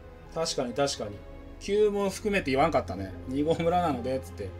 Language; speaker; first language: Japanese; native; Japanese